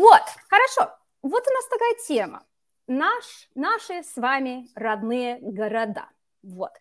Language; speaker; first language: Russian; non-native, fluent; English